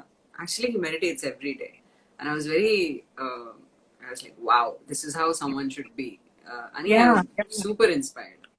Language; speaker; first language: Telugu; non-native, fluent; Tamil